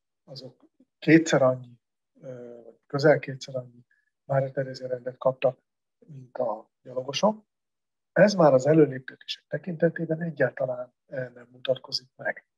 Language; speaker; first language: Hungarian; native; Hungarian